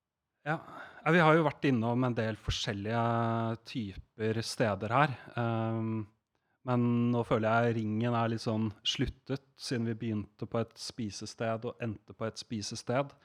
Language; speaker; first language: Norwegian; native; Norwegian